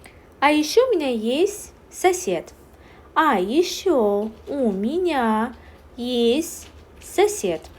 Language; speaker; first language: Russian; non-native, learner; Azerbaijani